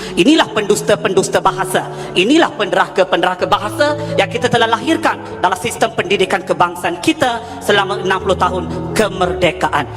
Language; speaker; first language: Malay; non-native, local second language; Tamil